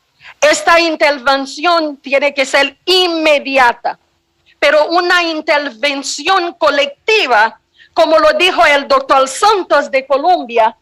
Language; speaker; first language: Spanish; non-native, fluent; Haitian Creole